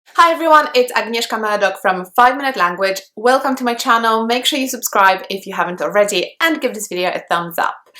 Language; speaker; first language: English; non-native, fluent; Polish